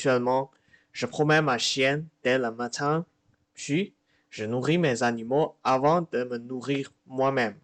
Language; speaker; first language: French; non-native, learner; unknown